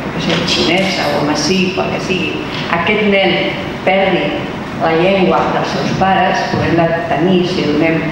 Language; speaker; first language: Catalan; non-native, local second language; Spanish